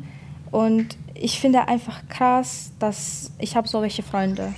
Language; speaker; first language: German; non-native, fluent; Ukrainian